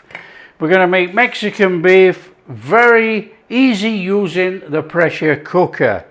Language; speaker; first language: English; native; English